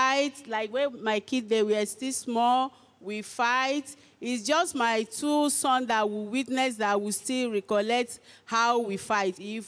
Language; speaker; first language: English; non-native, local second language; Igbo